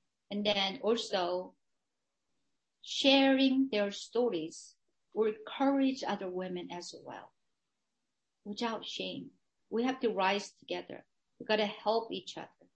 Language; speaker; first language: English; non-native, fluent; Korean